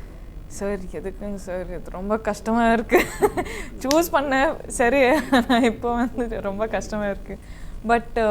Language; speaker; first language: Tamil; non-native, learner; Kodava